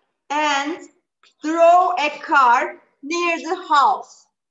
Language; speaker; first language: English; non-native, fluent; Turkish